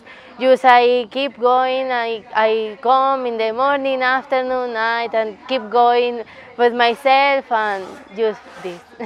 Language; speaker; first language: English; non-native, learner; Spanish